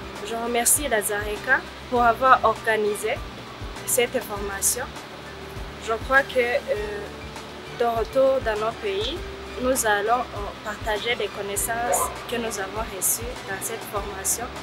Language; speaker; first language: French; non-native, local second language; Rundi